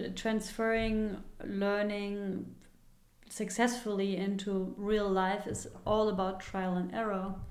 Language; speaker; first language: English; non-native, fluent; German